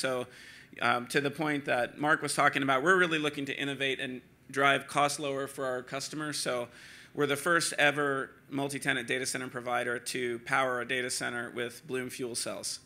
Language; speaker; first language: English; native; English